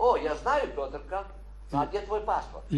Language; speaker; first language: Polish; non-native, learner; Russian